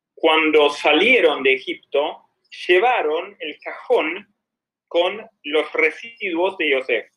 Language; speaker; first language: Spanish; non-native, fluent; Swedish